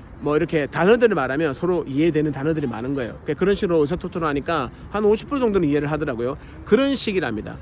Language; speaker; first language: Korean; native; Korean